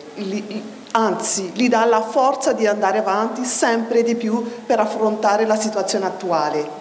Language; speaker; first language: Italian; non-native, fluent; Malagasy